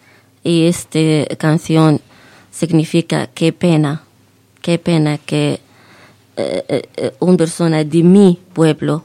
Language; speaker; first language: Spanish; non-native, fluent; Arabic